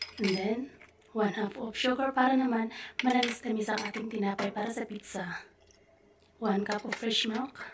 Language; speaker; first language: Filipino; non-native, local second language; Cebuano